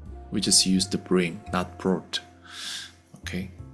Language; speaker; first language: English; non-native, fluent; Korean